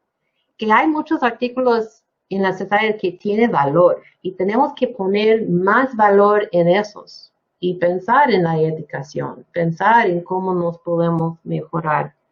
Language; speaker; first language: Spanish; non-native, fluent; English